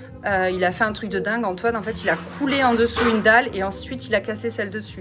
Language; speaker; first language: French; native; French